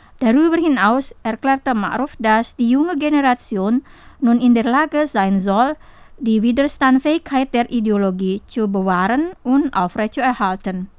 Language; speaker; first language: German; non-native, fluent; Indonesian